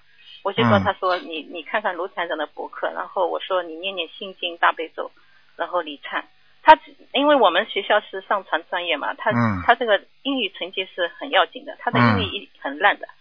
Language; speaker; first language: Chinese; native; Chinese